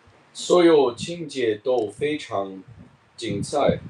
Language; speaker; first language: Chinese; non-native, learner; English